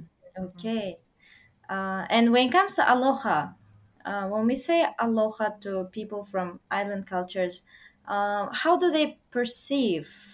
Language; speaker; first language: English; non-native, fluent; Uzbek